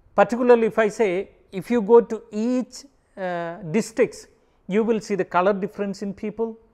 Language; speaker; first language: English; non-native, local second language; Malayalam